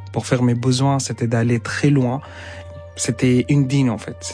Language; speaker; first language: French; non-native, fluent; Arabic